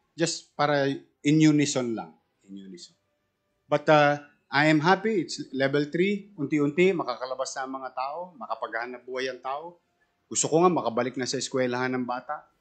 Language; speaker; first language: Filipino; native; Filipino